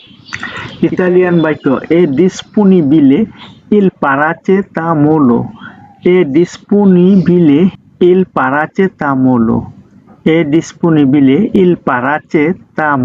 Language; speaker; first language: Italian; non-native, learner; Bangla